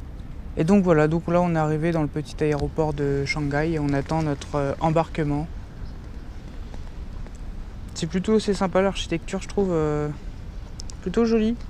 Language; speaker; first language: French; native; French